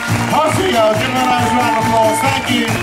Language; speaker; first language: English; native; English